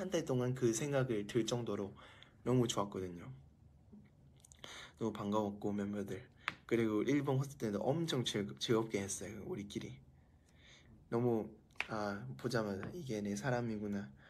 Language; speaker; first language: Korean; non-native, fluent; Thai